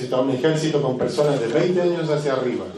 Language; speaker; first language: Spanish; native; Spanish